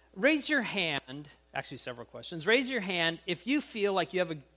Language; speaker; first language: English; native; English